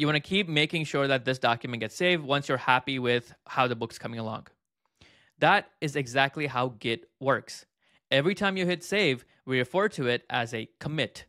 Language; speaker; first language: English; native; English